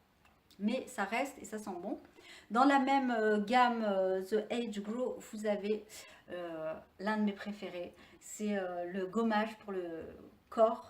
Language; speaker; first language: French; native; French